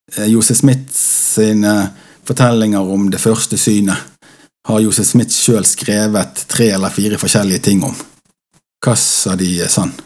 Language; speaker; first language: Norwegian; native; Norwegian